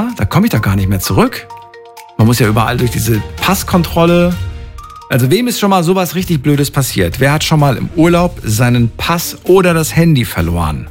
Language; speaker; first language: German; native; German